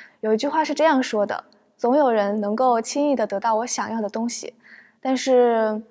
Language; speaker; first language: Chinese; native; Chinese